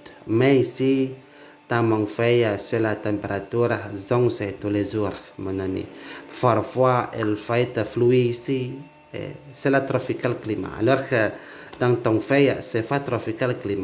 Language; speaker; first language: French; non-native, learner; Indonesian